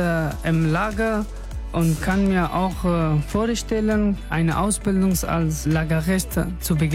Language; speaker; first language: German; non-native, learner; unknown